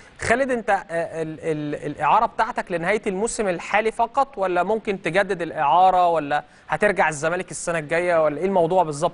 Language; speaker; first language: Arabic; native; Arabic